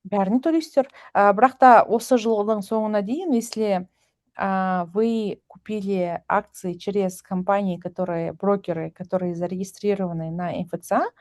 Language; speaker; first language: Russian; non-native, local second language; Kazakh